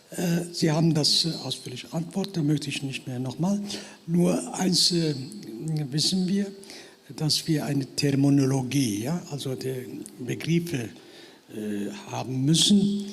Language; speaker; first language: German; non-native, fluent; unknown